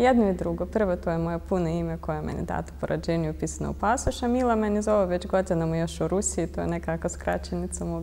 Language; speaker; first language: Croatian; non-native, fluent; Russian